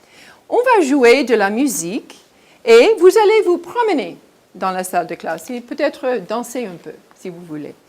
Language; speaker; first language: French; non-native, fluent; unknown